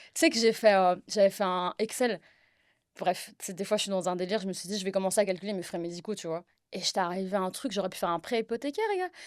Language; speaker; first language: French; early bilingual, other home language; Arabic